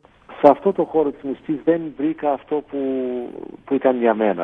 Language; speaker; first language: Greek; non-native, fluent; English